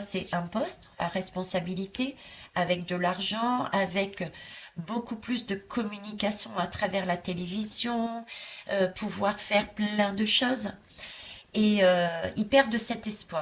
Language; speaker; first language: French; native; French